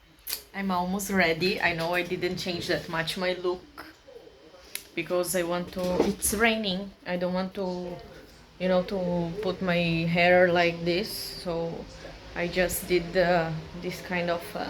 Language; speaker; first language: English; non-native, learner; Portuguese